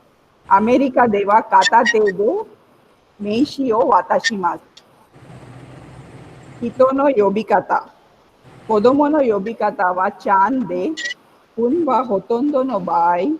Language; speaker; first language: Japanese; non-native, fluent; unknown